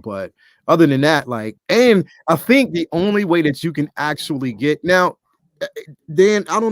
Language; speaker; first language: English; native; English